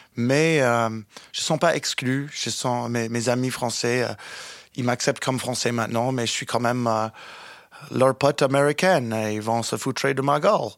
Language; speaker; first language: French; non-native, fluent; English